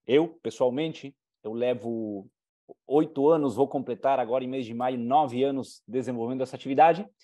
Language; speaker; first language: Portuguese; non-native, fluent; Spanish